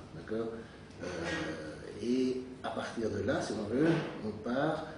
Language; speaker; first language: French; native; French